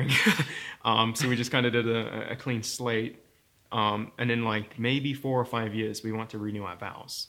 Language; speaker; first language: English; native; English